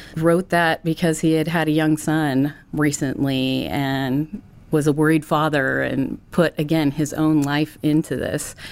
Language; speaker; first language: English; native; English